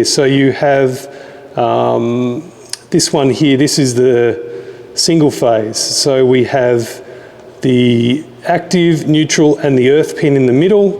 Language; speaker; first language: English; native; English